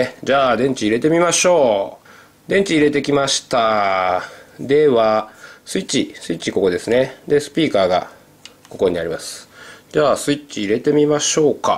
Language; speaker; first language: Japanese; native; Japanese